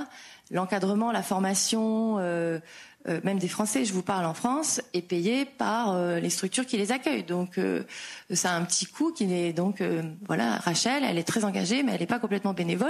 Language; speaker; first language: French; native; French